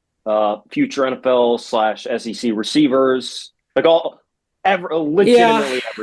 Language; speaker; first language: English; native; English